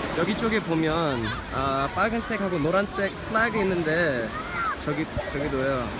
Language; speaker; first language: Korean; early bilingual, heritage; English